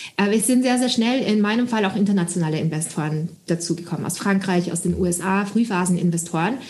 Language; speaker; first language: German; early bilingual, other home language; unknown